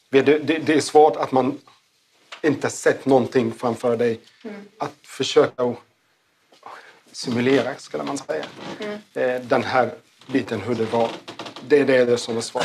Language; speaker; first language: Swedish; non-native, learner; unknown